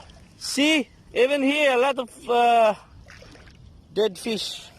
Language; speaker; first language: English; non-native, local second language; Filipino